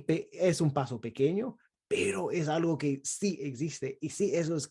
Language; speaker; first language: Spanish; non-native, fluent; English